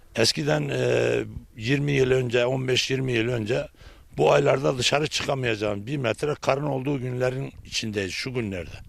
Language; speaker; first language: Turkish; native; Turkish